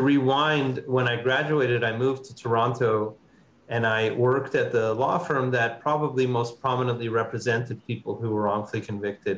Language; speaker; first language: English; native; English